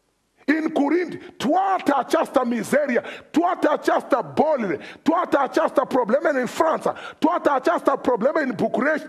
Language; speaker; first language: Romanian; non-native, fluent; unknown